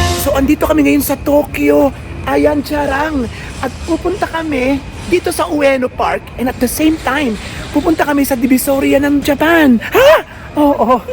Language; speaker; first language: Filipino; native; Filipino